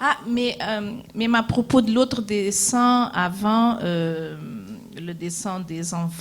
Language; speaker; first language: French; non-native, fluent; Portuguese